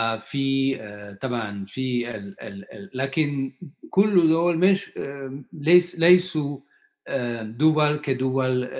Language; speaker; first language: Arabic; non-native, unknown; Hungarian